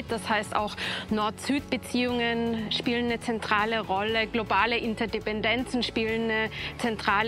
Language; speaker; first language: German; native; German